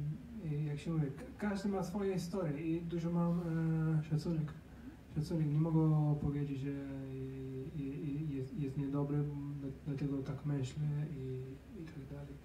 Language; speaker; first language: Polish; non-native, learner; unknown